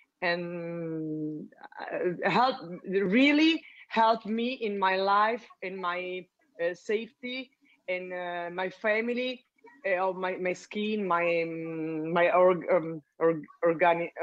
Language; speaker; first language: English; non-native, learner; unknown